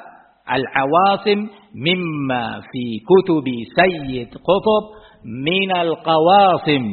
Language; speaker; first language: Arabic; non-native, fluent; Indonesian